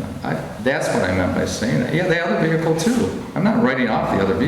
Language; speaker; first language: English; native; English